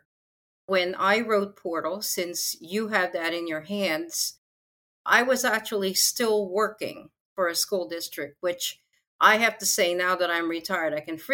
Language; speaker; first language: English; non-native, local second language; Filipino